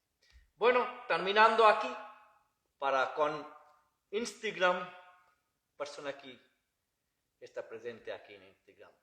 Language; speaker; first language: Spanish; non-native, learner; Bangla